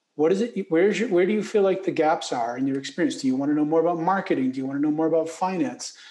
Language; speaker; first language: English; native; English